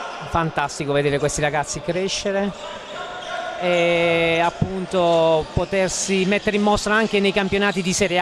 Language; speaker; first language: Italian; native; Italian